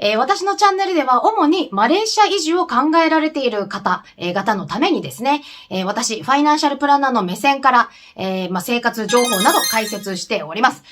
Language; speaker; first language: Japanese; native; Japanese